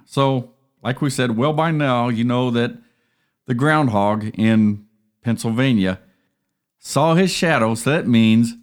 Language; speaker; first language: English; native; English